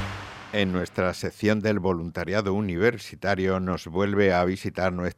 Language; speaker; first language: Spanish; native; Spanish